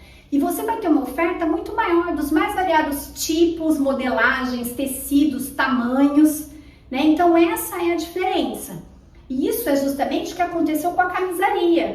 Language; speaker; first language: Portuguese; native; Portuguese